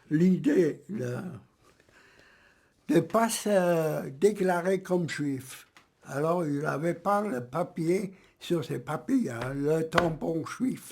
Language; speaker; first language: French; early bilingual, other home language; German